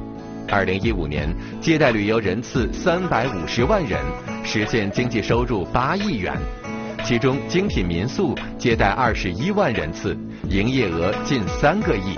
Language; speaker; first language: Chinese; native; Chinese